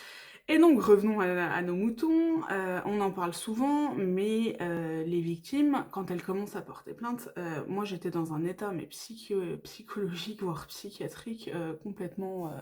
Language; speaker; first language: French; native; French